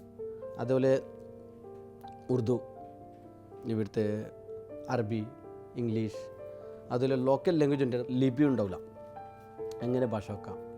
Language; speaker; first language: Malayalam; non-native, local second language; Assamese